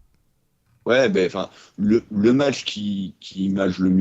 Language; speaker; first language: French; native; French